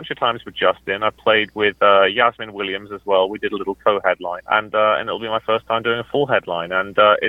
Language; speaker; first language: English; native; English